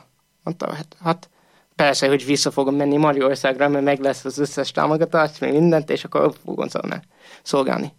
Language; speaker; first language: Hungarian; non-native, fluent; English